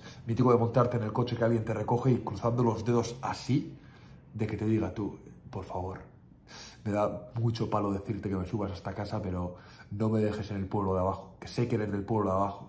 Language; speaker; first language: Spanish; native; Spanish